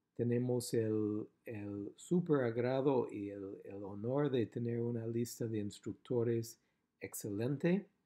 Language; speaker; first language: Spanish; non-native, fluent; English